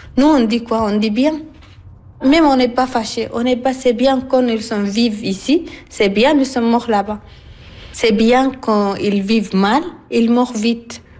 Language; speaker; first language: French; non-native, learner; Arabic